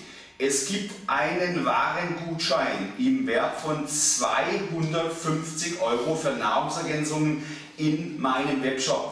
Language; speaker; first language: German; native; German